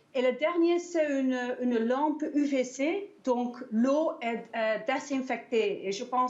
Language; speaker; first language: French; non-native, learner; Danish